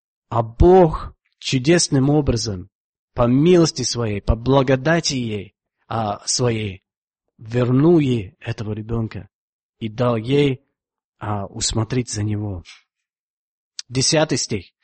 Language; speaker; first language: Russian; non-native, fluent; English